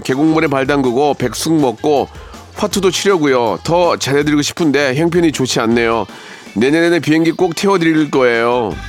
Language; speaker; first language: Korean; native; Korean